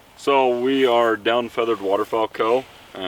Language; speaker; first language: English; native; English